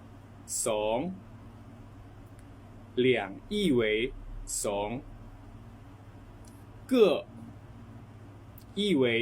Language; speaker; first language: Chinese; non-native, fluent; Lao